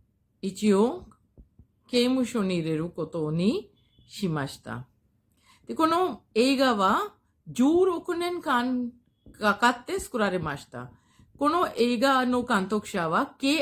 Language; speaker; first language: Japanese; non-native, fluent; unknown